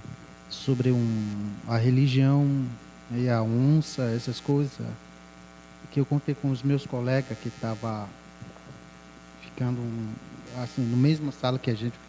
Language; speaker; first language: Portuguese; non-native, local second language; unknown